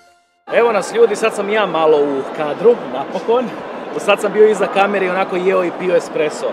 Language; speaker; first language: Croatian; native; Croatian